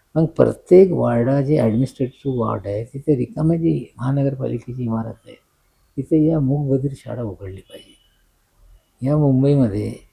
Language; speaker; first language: Marathi; non-native, local second language; Urdu